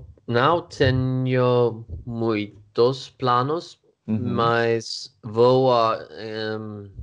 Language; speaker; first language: Portuguese; non-native, learner; Swedish